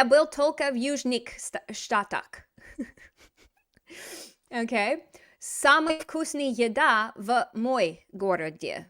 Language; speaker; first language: Russian; non-native, fluent; English